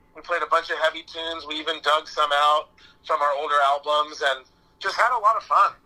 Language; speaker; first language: English; native; English